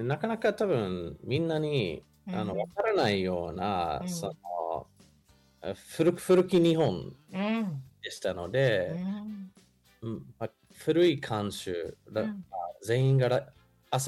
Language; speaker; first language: Japanese; non-native, fluent; English